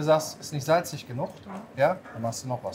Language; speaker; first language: German; native; German